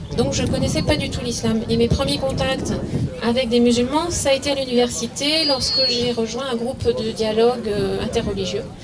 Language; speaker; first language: French; native; French